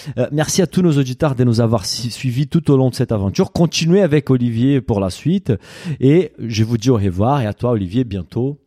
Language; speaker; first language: French; native; French